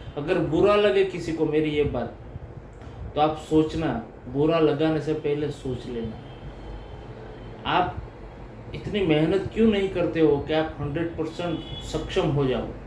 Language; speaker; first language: Hindi; non-native, local second language; Gujarati